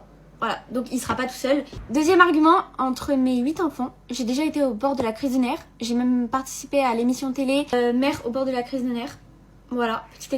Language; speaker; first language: French; native; French